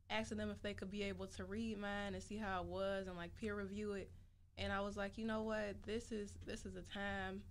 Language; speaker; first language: English; native; English